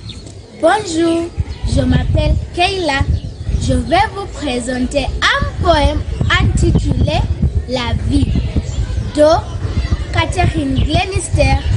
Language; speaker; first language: French; non-native, learner; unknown